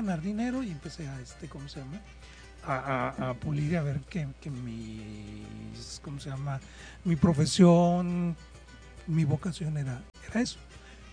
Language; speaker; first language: Spanish; native; Spanish